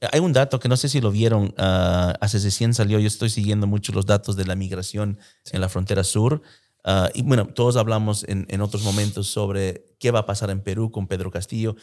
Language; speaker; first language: Spanish; early bilingual, heritage; Spanish